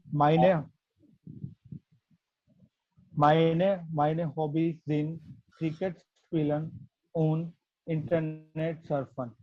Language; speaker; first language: German; non-native, learner; Gujarati